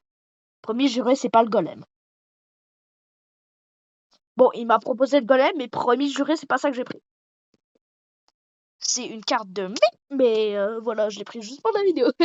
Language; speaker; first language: French; native; French